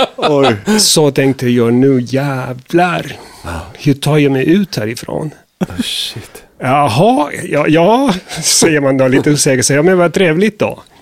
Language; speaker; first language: Swedish; non-native, fluent; Spanish